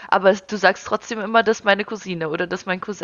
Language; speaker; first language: German; early bilingual, other home language; Russian